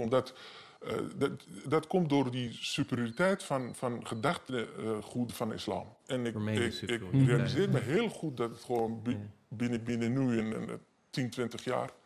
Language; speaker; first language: Dutch; non-native, learner; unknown